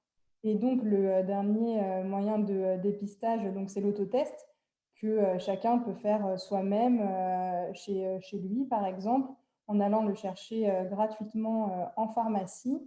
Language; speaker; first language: French; native; French